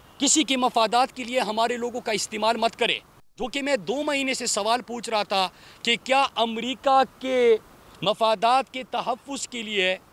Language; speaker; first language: Urdu; non-native, local second language; Pashto